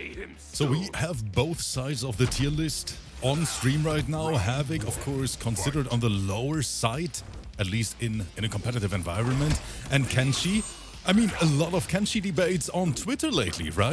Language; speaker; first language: English; native; English